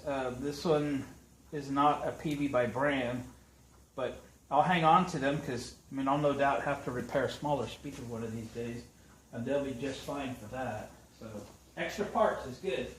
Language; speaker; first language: English; native; English